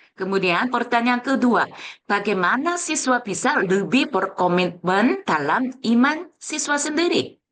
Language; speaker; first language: Indonesian; non-native, fluent; Korean